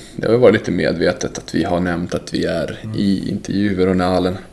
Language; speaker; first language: Swedish; early bilingual, other home language; Serbian